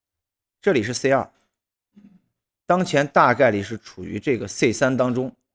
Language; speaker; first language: Chinese; native; Chinese